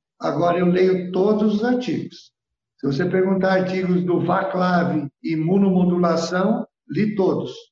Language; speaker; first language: Portuguese; early bilingual, other home language; Italian